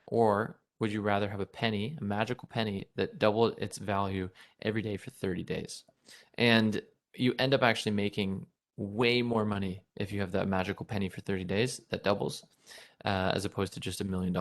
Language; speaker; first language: English; native; English